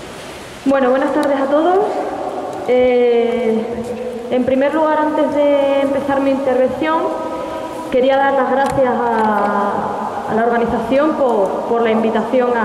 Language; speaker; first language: Spanish; native; Spanish